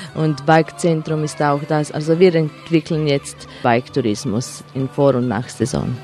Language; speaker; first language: German; non-native, fluent; Croatian